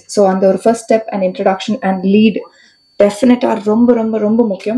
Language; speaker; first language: Tamil; non-native, learner; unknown